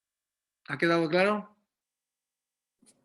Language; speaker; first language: Spanish; native; Spanish